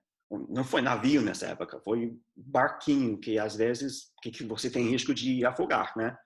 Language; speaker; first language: Portuguese; non-native, fluent; English